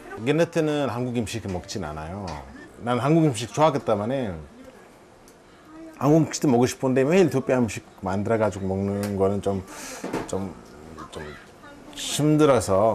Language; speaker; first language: Korean; non-native, fluent; Amharic